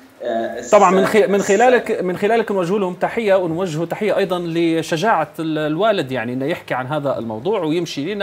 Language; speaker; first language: Arabic; native; Arabic